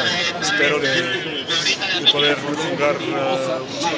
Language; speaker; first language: Spanish; non-native, fluent; Dutch